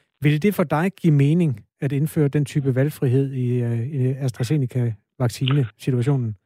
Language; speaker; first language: Danish; native; Danish